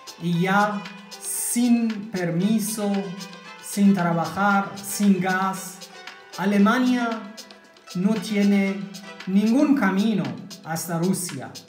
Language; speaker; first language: Spanish; non-native, fluent; German